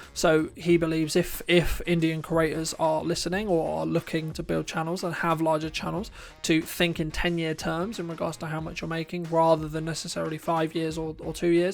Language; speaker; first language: English; native; English